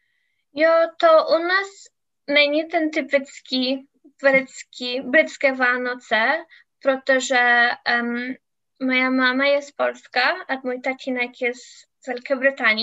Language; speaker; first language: Czech; non-native, learner; English